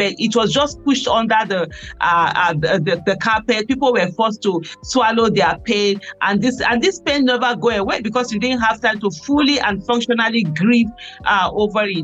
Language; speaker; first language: English; non-native, local second language; Hausa